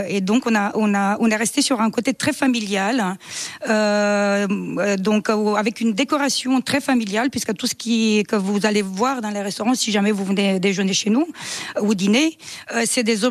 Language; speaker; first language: French; non-native, fluent; Romanian